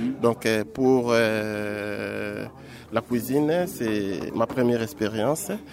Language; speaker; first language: French; non-native, local second language; Lingala